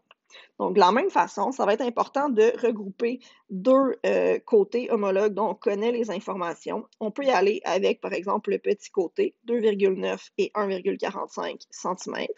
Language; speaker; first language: French; native; French